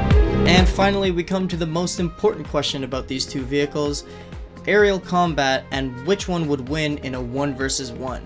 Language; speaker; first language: English; native; English